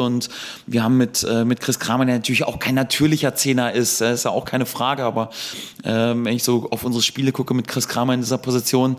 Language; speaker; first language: German; native; German